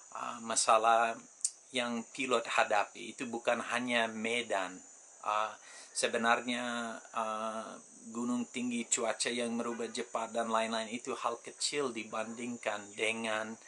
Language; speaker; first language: Indonesian; non-native, fluent; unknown